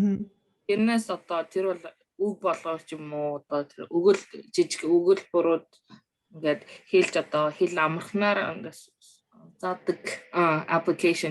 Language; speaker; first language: Mongolian; early bilingual, other home language; Korean